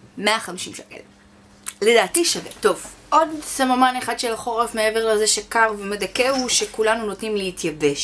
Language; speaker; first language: Hebrew; native; Hebrew